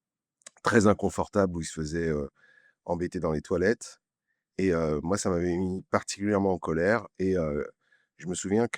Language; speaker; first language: French; native; French